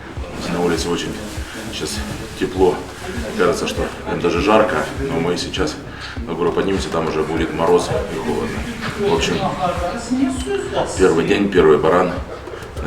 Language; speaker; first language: Russian; native; Russian